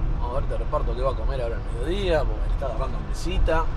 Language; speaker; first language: Spanish; native; Spanish